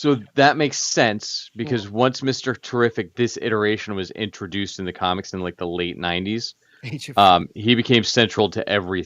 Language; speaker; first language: English; native; English